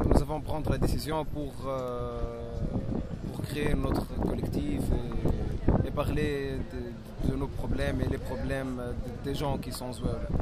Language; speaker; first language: French; non-native, local second language; Arabic